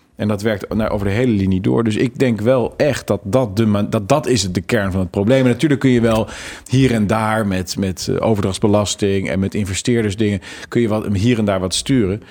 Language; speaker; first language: Dutch; native; Dutch